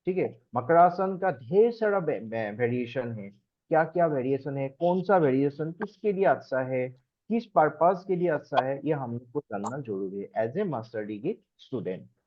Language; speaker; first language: Hindi; non-native, local second language; Assamese